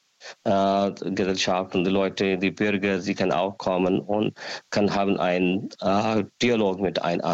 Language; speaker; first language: German; non-native, learner; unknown